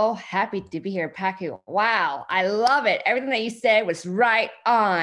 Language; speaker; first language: English; early bilingual, other home language; Vietnamese